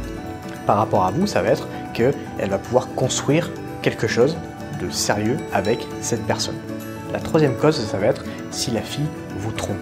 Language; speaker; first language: French; native; French